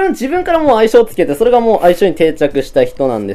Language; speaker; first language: Japanese; native; Japanese